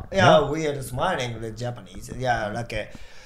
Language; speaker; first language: English; non-native, learner; Japanese